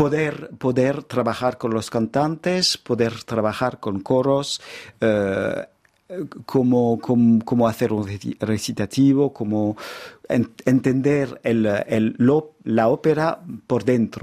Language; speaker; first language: Spanish; non-native, fluent; French